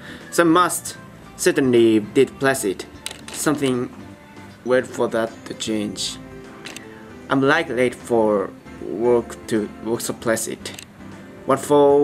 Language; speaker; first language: English; non-native, learner; Japanese